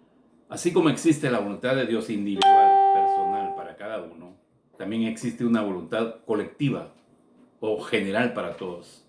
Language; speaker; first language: Spanish; native; Spanish